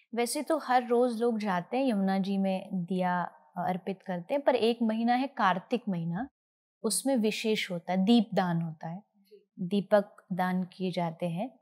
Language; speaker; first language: Hindi; native; Hindi